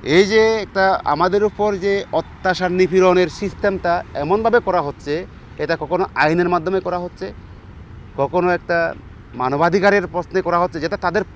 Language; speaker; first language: Bangla; non-native, local second language; Chakma